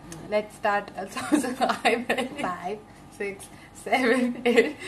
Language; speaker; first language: English; non-native, local second language; Gujarati